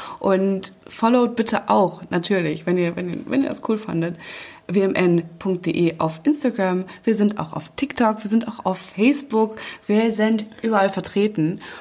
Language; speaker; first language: German; native; German